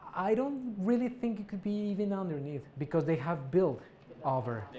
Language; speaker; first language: English; non-native, fluent; Spanish